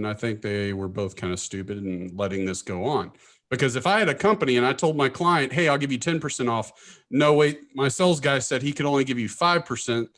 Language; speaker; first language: English; native; English